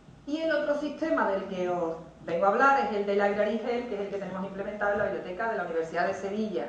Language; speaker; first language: Spanish; native; Spanish